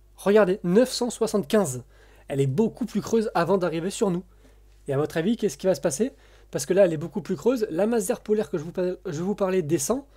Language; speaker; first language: French; native; French